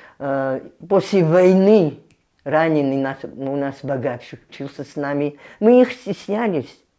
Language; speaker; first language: Russian; non-native, local second language; Abkhazian